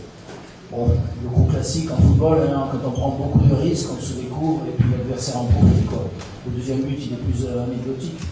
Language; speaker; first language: French; native; French